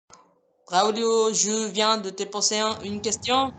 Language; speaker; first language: French; non-native, fluent; Spanish